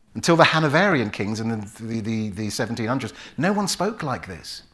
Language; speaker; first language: English; native; English